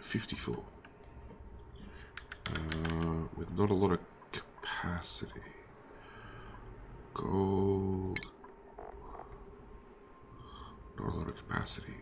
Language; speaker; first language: English; native; English